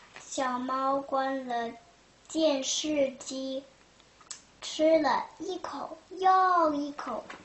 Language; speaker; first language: Chinese; early bilingual, heritage; Chinese